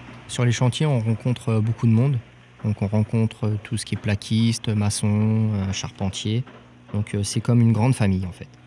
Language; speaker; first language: French; native; French